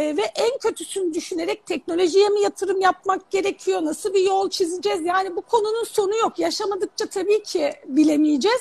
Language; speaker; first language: Turkish; early bilingual, heritage; Turkish